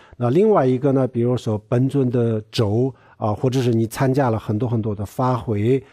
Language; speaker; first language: Chinese; non-native, local second language; Tibetan